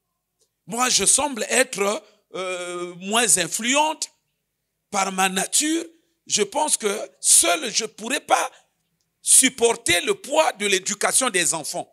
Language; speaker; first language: French; non-native, local second language; Lingala